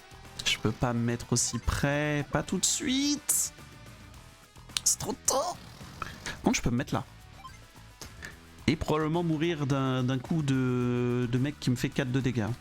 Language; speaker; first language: French; native; French